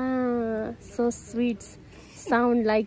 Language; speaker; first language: English; non-native, learner; Nepali